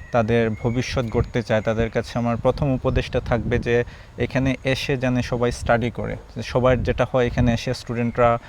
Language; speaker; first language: Bangla; native; Bangla